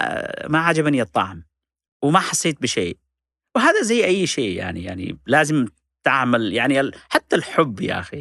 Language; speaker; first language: Arabic; non-native, fluent; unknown